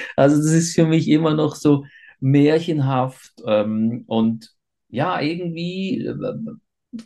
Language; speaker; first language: German; native; German